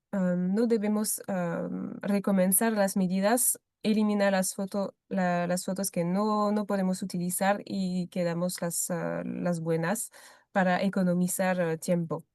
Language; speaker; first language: Spanish; non-native, fluent; French